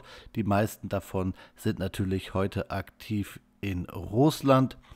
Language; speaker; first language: German; native; German